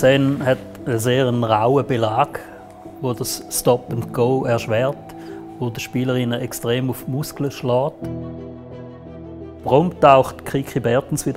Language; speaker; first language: German; native; German